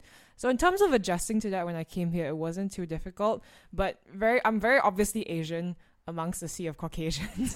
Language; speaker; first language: English; native; English